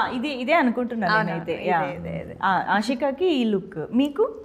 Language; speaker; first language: Telugu; native; Telugu